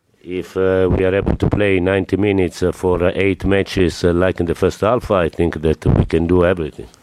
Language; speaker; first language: English; non-native, fluent; Italian